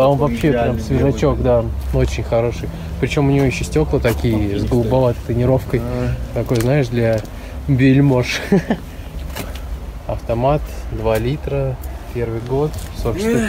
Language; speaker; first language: Russian; native; Russian